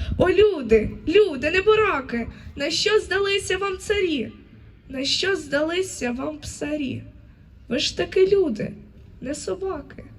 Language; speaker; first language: Ukrainian; native; Ukrainian